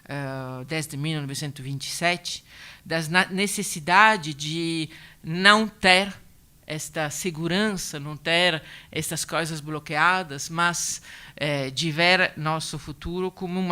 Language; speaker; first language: Portuguese; non-native, learner; Italian